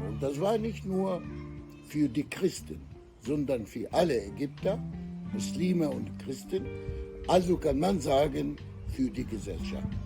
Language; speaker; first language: German; non-native, fluent; Arabic